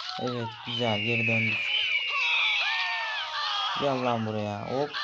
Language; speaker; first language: Turkish; native; Turkish